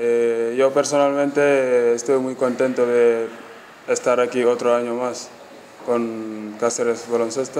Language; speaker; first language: Spanish; non-native, fluent; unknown